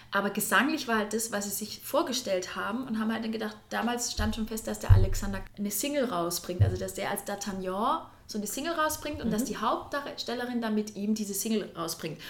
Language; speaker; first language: German; native; German